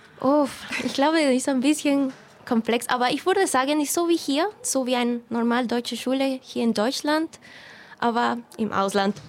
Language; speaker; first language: German; non-native, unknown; Spanish